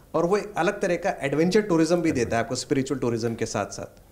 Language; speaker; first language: Hindi; native; Hindi